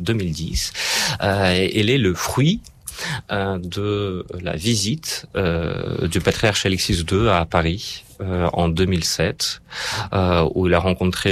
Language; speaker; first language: French; non-native, fluent; Russian